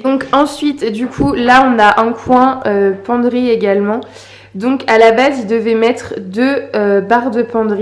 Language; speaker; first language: French; native; French